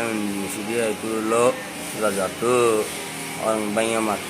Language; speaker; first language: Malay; non-native, learner; Rohingya